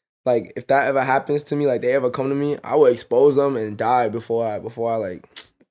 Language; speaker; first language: English; native; English